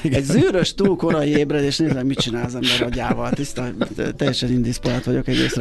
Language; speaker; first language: Hungarian; native; Hungarian